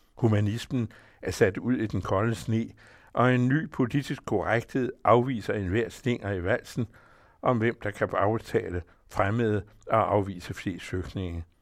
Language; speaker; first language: Danish; native; Danish